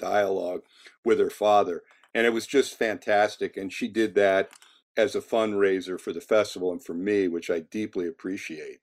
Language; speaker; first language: English; native; English